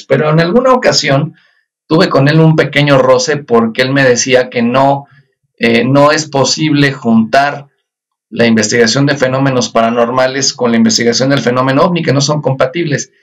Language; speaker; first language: Spanish; native; Spanish